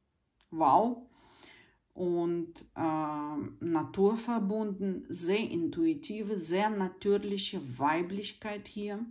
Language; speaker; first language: German; non-native, fluent; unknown